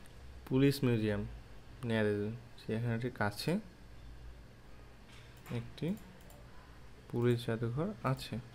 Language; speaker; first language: English; non-native, learner; Bangla